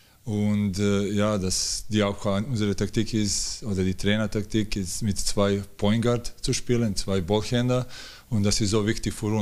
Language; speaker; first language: German; non-native, fluent; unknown